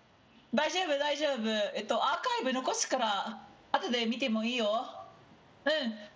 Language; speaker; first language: Japanese; non-native, fluent; English